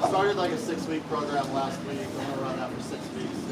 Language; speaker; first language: English; native; English